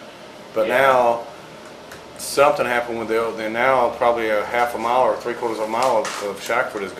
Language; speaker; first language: English; native; English